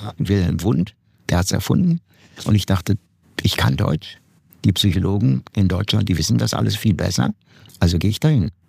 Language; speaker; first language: German; non-native, fluent; Turkish